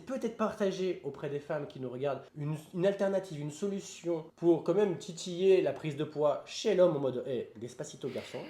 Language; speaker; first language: French; native; French